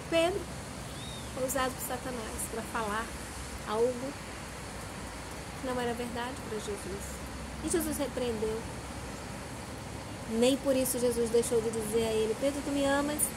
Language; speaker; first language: Portuguese; native; Portuguese